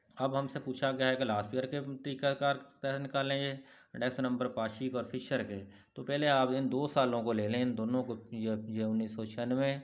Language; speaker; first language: Urdu; non-native, local second language; Punjabi